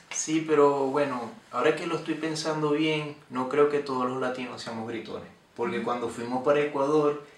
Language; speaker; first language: Spanish; native; Spanish